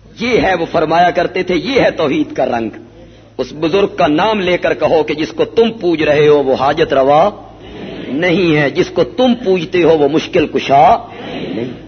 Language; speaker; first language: Urdu; non-native, local second language; Punjabi